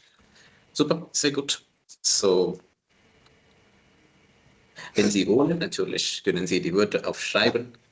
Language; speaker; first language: German; non-native, fluent; Tamil